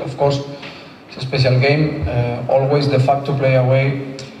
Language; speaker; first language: English; non-native, fluent; Spanish